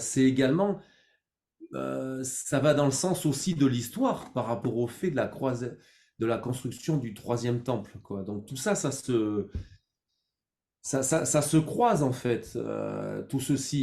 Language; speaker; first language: French; native; French